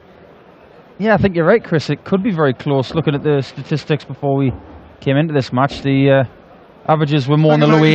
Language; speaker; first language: English; native; English